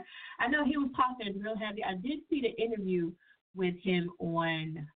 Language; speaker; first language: English; native; English